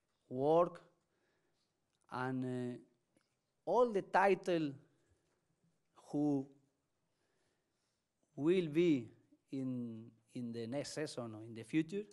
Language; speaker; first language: English; non-native, learner; Spanish